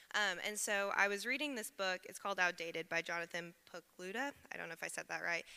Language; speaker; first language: English; native; English